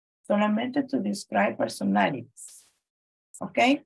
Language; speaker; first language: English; non-native, fluent; Spanish